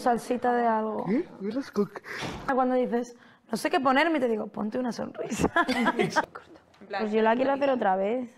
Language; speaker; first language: Spanish; native; Spanish